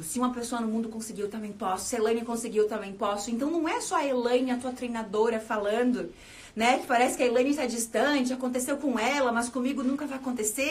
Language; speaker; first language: Portuguese; native; Portuguese